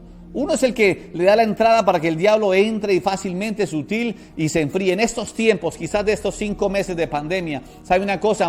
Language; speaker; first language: Spanish; native; Spanish